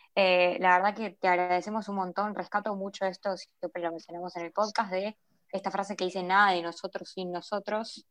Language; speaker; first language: Spanish; native; Spanish